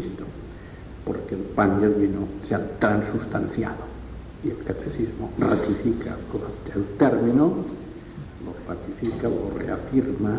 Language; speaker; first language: Spanish; non-native, local second language; Catalan